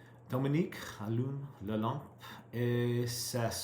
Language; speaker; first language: French; non-native, learner; English